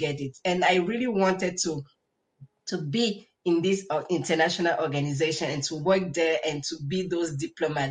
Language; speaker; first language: English; non-native, local second language; French